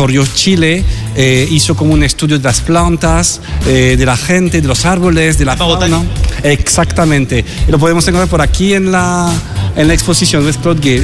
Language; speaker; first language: Spanish; non-native, fluent; French